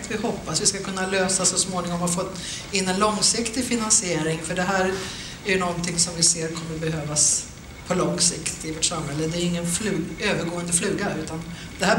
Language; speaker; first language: Swedish; native; Swedish